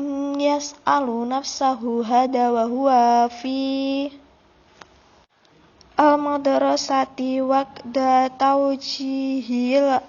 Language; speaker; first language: Arabic; non-native, learner; Indonesian